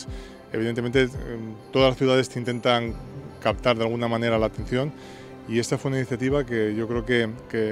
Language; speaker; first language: Spanish; native; Spanish